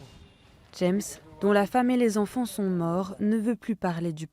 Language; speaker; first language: French; native; French